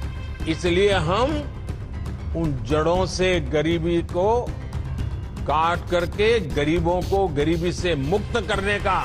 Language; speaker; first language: Hindi; non-native, local second language; Gujarati